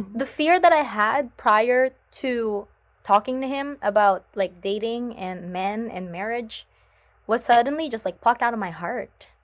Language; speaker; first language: English; non-native, local second language; Filipino